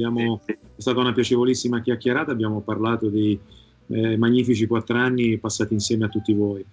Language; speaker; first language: Italian; native; Italian